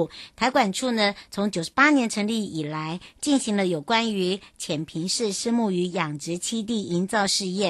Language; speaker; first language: Chinese; native; Chinese